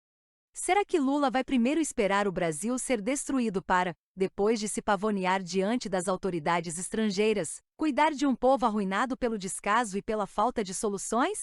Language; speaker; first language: Portuguese; native; Portuguese